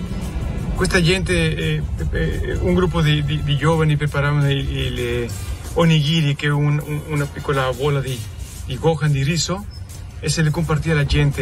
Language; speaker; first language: Italian; non-native, fluent; Spanish